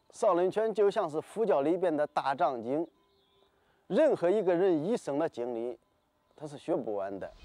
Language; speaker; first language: Chinese; native; Chinese